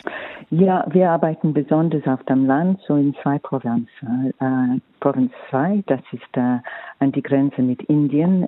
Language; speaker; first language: German; non-native, fluent; English